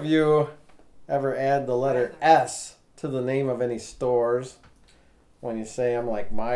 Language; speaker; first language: English; native; English